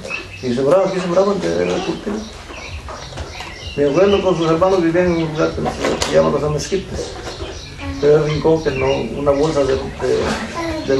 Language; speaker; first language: Spanish; native; Spanish